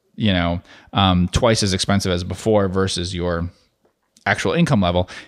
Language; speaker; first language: English; native; English